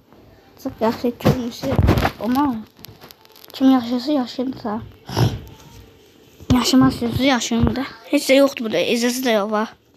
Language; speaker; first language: Turkish; non-native, learner; Azerbaijani